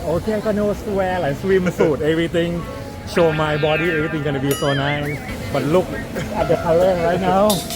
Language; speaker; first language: English; non-native, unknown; Thai